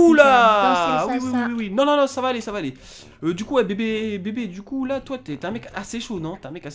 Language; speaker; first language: French; native; French